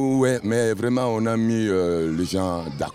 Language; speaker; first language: French; non-native, local second language; Lingala